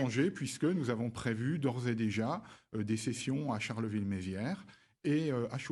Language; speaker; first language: French; native; French